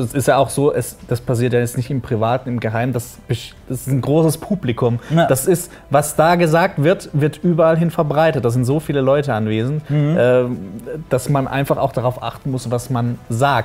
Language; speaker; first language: German; native; German